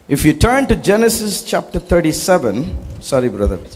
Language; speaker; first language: English; non-native, local second language; Tamil